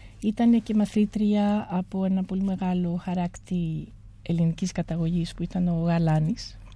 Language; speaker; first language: Greek; early bilingual, heritage; Greek